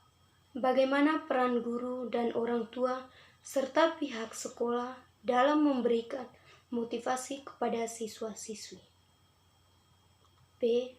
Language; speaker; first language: Indonesian; non-native, local second language; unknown